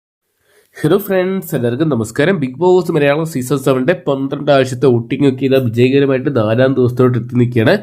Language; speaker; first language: Malayalam; native; Malayalam